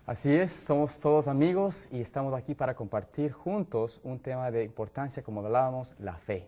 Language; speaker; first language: Spanish; native; Spanish